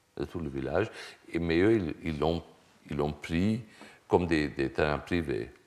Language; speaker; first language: French; non-native, fluent; Swedish